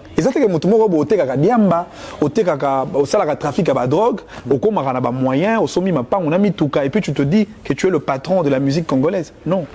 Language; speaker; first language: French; non-native, local second language; Lingala